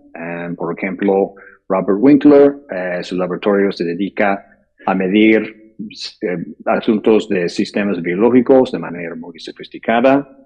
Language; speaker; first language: Spanish; non-native, fluent; English